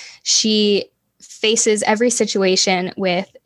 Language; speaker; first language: English; native; English